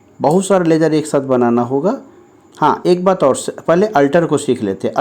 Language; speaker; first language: Hindi; native; Hindi